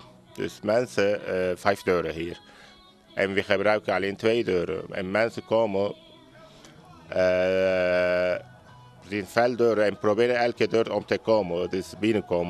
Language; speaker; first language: Dutch; non-native, learner; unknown